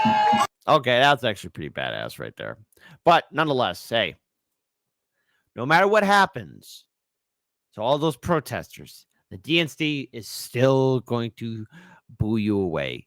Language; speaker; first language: English; native; English